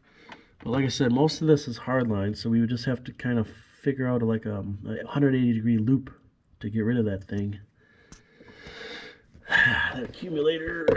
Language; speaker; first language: English; native; English